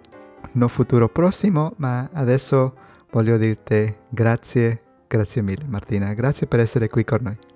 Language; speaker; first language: Italian; non-native, learner; Spanish